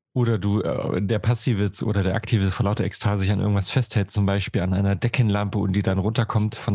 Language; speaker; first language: German; native; German